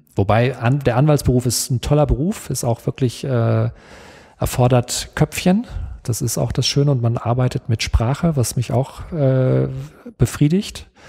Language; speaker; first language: German; native; German